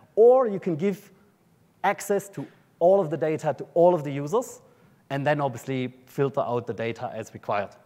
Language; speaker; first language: English; non-native, fluent; German